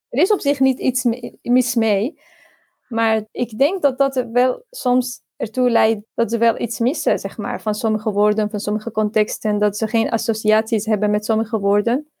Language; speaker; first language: Dutch; non-native, fluent; Arabic